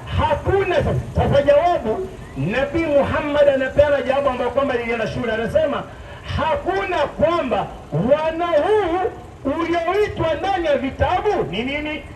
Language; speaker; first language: Swahili; non-native, local second language; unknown